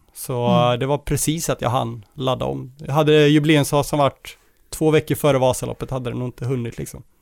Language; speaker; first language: Swedish; native; Swedish